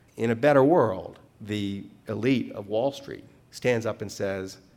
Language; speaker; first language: English; native; English